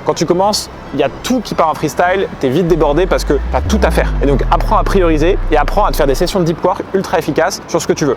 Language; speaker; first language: French; native; French